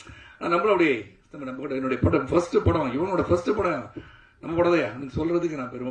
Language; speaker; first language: Tamil; native; Tamil